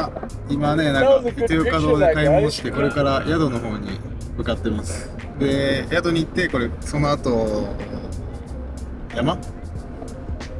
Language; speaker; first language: Japanese; native; Japanese